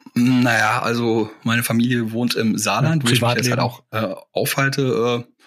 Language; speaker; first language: German; native; German